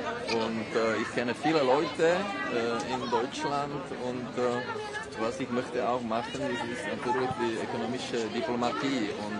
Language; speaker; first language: German; non-native, fluent; Czech